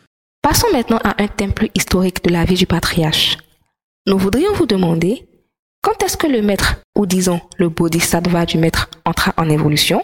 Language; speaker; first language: French; non-native, fluent; Spanish